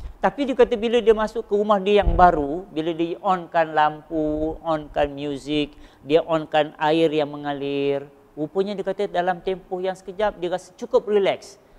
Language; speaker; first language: Malay; native; Malay